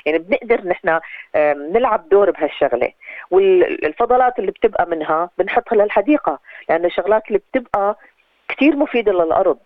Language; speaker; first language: Arabic; native; Arabic